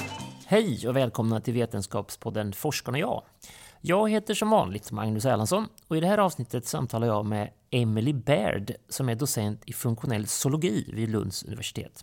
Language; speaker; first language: Swedish; native; Swedish